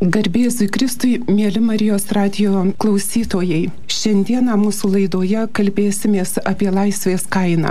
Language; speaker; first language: Lithuanian; native; Lithuanian